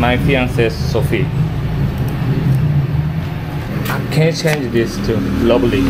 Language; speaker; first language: English; non-native, learner; Korean